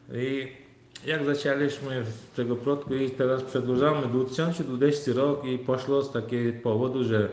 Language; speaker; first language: Polish; non-native, learner; Turkmen